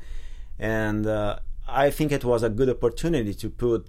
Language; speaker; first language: English; non-native, fluent; Portuguese